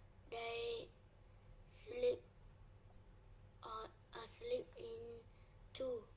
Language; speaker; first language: English; non-native, learner; Vietnamese